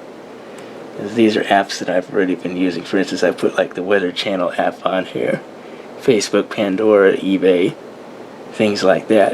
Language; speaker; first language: English; native; English